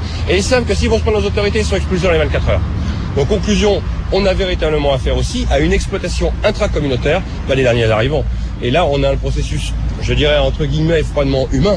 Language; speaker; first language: French; native; French